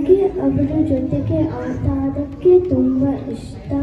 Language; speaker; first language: Kannada; early bilingual, heritage; Kannada